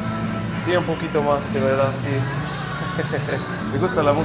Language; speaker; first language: Spanish; non-native, learner; English